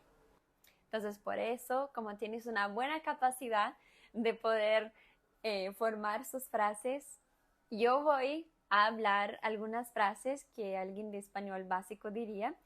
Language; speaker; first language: Spanish; non-native, fluent; Portuguese